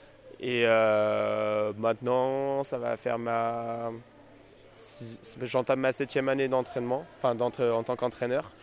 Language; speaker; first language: French; native; French